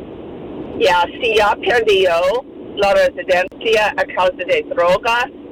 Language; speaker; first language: Spanish; non-native, fluent; English